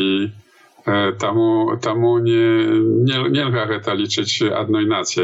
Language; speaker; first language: Polish; non-native, learner; Belarusian